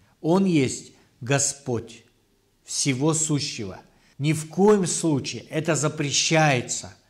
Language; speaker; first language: Russian; non-native, local second language; Kyrgyz